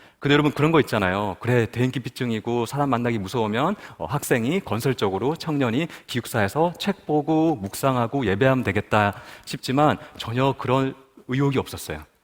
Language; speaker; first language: Korean; native; Korean